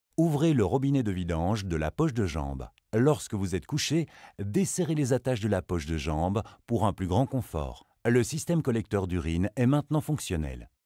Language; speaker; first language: French; native; French